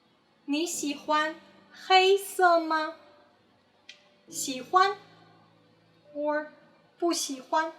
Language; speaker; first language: Chinese; non-native, fluent; English